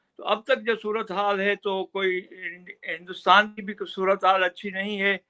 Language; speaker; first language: Urdu; non-native, local second language; Sindhi